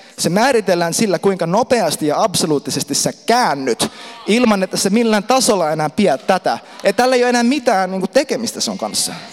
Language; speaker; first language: Finnish; native; Finnish